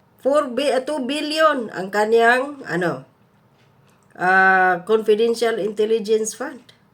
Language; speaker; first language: Filipino; native; Filipino